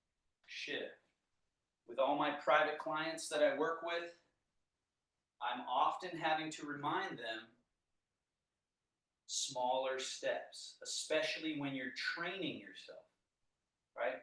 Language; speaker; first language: English; native; English